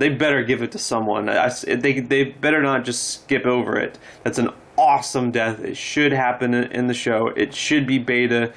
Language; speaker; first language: English; native; English